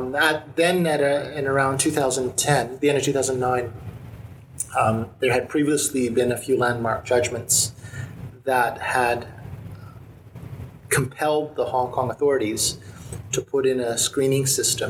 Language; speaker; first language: English; native; English